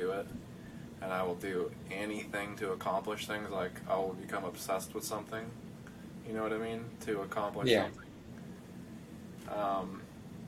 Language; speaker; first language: English; native; English